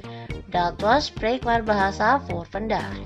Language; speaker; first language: Dutch; non-native, fluent; Indonesian